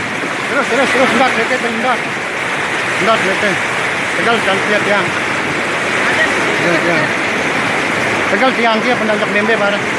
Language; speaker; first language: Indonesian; non-native, local second language; Sasak